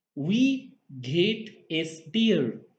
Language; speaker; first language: German; non-native, fluent; Hindi